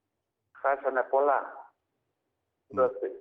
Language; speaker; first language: Greek; non-native, learner; Ukrainian